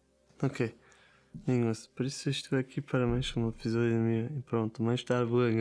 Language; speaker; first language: Portuguese; non-native, learner; German